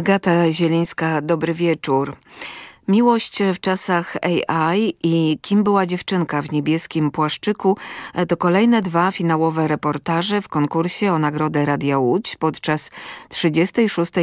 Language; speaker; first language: Polish; native; Polish